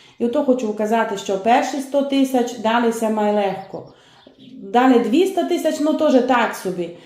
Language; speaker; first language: Ukrainian; native; Ukrainian